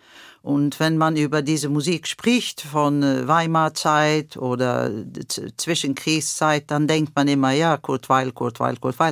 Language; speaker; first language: German; non-native, fluent; Swedish